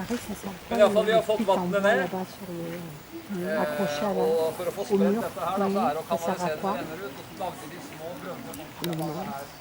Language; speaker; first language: Norwegian; native; Norwegian